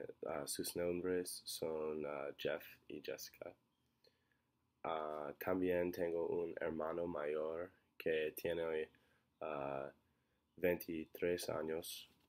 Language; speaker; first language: Spanish; non-native, learner; English